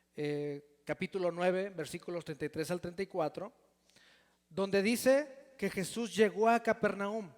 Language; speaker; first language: Spanish; native; Spanish